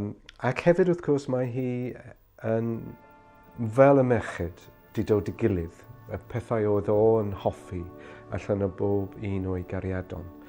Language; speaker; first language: Welsh; non-native, fluent; English